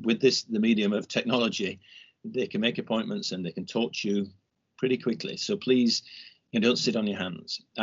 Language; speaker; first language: English; native; English